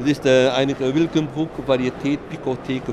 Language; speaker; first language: German; non-native, fluent; Dutch